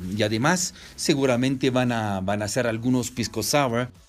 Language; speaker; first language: Spanish; non-native, fluent; French